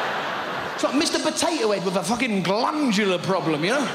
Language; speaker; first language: English; native; English